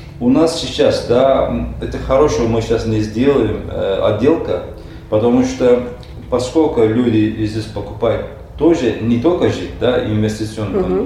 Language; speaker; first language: Russian; non-native, learner; Turkish